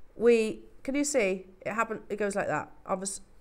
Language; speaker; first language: English; native; English